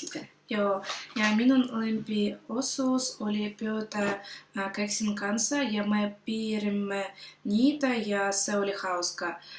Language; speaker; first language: Finnish; non-native, learner; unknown